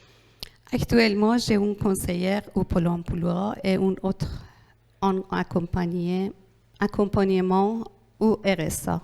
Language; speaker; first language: French; non-native, learner; Persian